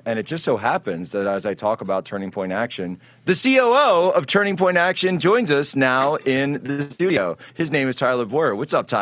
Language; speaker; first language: English; native; English